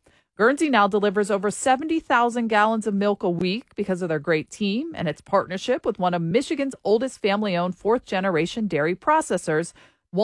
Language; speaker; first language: English; native; English